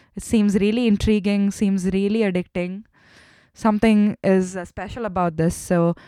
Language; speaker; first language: English; non-native, local second language; Tamil